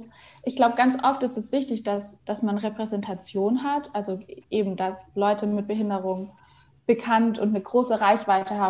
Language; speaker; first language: German; native; German